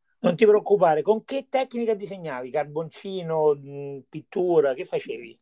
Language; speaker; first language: Italian; native; Italian